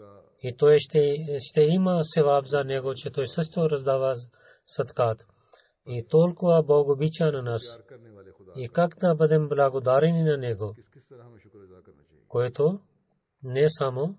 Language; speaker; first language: Bulgarian; non-native, learner; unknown